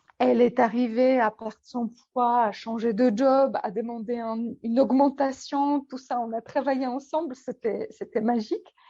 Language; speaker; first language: French; non-native, fluent; Polish